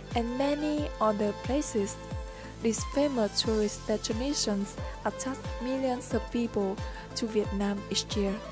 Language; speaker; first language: English; non-native, fluent; Vietnamese